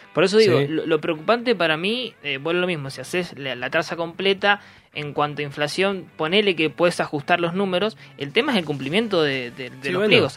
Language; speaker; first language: Spanish; native; Spanish